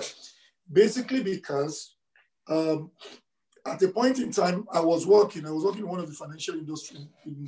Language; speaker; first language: English; non-native, local second language; Yoruba